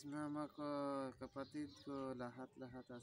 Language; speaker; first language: Filipino; non-native, learner; Punjabi